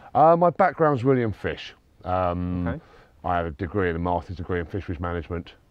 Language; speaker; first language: English; native; English